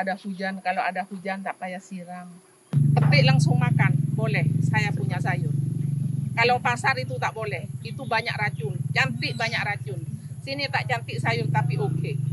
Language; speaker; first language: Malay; non-native, fluent; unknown